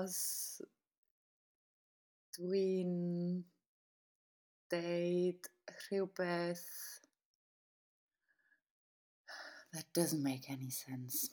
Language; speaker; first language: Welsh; non-native, learner; English